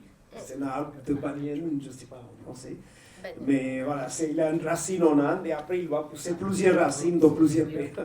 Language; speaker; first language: French; non-native, fluent; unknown